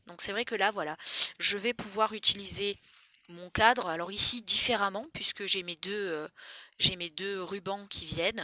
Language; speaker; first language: French; native; French